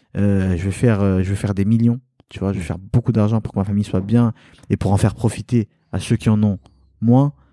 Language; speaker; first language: French; early bilingual, other home language; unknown